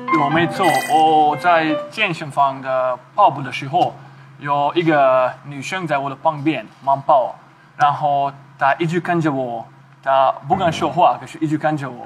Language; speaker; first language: Chinese; non-native, learner; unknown